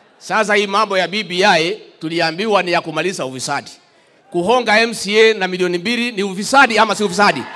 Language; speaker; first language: Swahili; non-native, local second language; Kikuyu